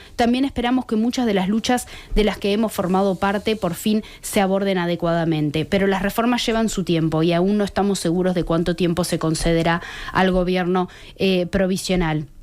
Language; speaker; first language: Spanish; native; Spanish